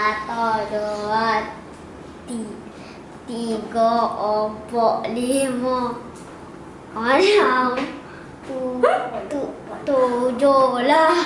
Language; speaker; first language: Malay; non-native, local second language; English